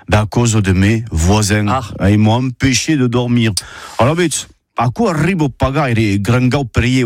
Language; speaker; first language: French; native; French